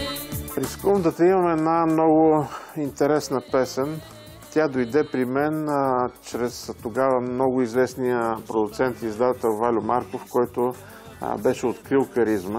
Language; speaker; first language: Bulgarian; native; Bulgarian